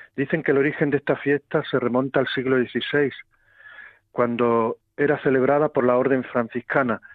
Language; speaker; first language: Spanish; native; Spanish